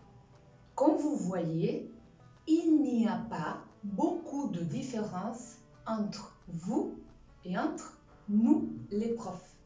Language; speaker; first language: French; non-native, fluent; Spanish